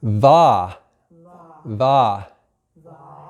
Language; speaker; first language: Norwegian; early bilingual, heritage; English